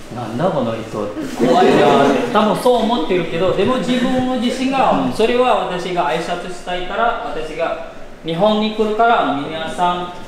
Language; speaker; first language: Japanese; non-native, fluent; Indonesian